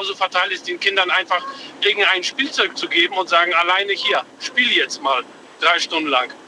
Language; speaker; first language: German; native; German